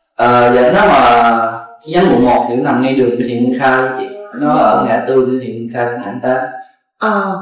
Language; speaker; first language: Vietnamese; native; Vietnamese